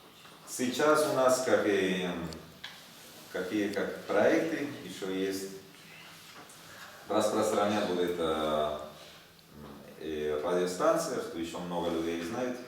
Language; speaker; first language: Russian; non-native, learner; Spanish